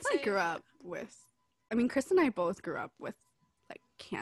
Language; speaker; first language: English; early bilingual, other home language; Cantonese